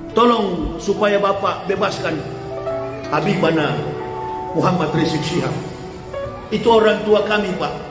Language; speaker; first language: Indonesian; native; Indonesian